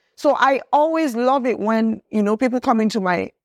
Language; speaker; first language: English; non-native, local second language; Yoruba